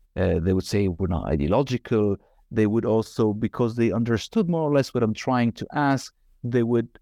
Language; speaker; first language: English; non-native, fluent; Arabic